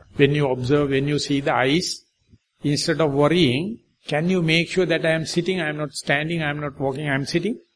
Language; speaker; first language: English; non-native, local second language; Sinhala